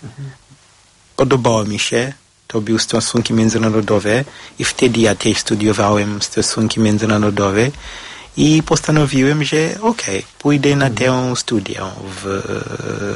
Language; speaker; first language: Polish; non-native, learner; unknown